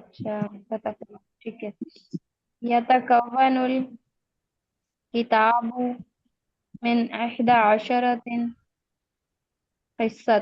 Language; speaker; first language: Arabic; non-native, learner; Urdu